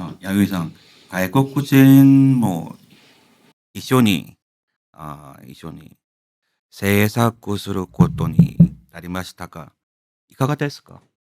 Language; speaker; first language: Japanese; non-native, learner; Korean